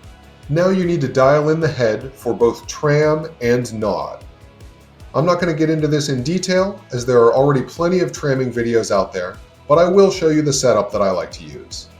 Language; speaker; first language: English; native; English